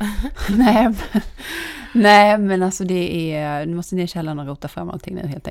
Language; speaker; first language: Swedish; native; Swedish